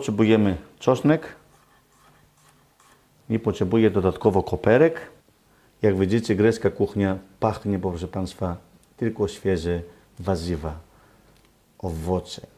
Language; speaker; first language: Polish; non-native, learner; Greek